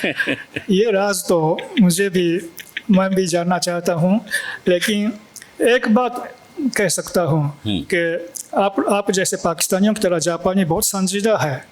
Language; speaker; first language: Hindi; non-native, fluent; Japanese